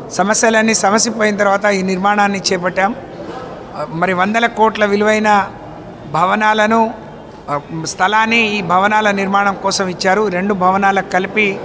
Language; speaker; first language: Telugu; non-native, local second language; Lambadi